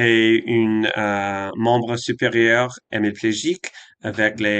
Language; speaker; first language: French; non-native, fluent; English